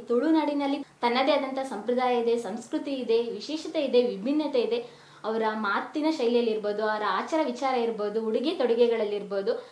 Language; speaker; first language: Kannada; native; Kannada